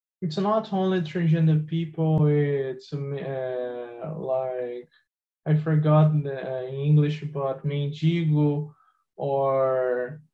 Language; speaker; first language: English; non-native, learner; Portuguese